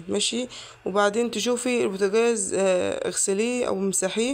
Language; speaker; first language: Arabic; native; Arabic